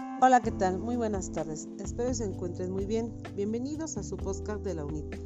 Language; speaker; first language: Spanish; native; Spanish